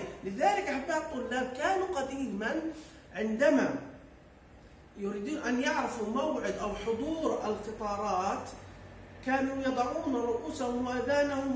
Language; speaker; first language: Arabic; native; Arabic